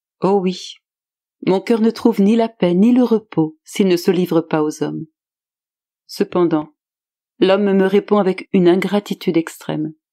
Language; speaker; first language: French; native; French